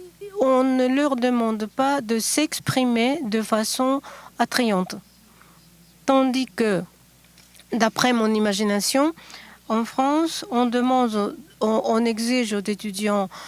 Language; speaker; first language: French; non-native, fluent; Japanese